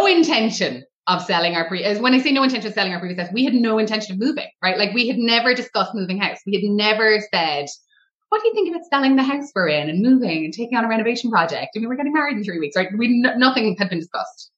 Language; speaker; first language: English; native; English